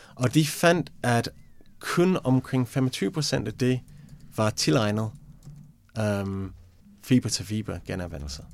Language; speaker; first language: Danish; non-native, fluent; English